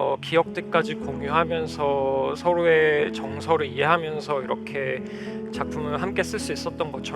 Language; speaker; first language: Korean; native; Korean